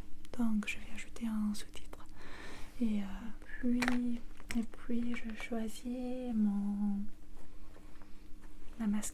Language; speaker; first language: French; non-native, learner; English